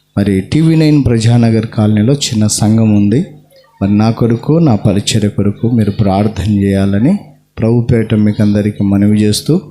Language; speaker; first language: Telugu; non-native, local second language; Lambadi